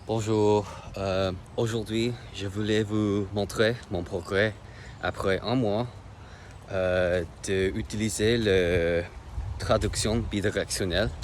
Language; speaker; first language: French; non-native, learner; English